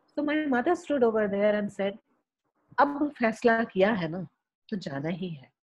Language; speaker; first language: Hindi; early bilingual, heritage; Hindi